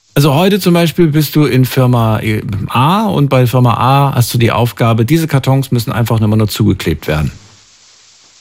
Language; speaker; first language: German; native; German